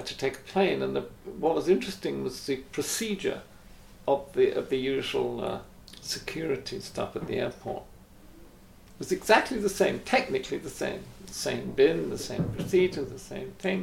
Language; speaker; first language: English; native; English